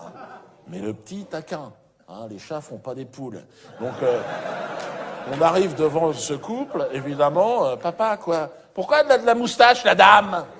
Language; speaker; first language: French; native; French